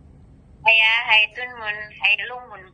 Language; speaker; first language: Cantonese; non-native, learner; Indonesian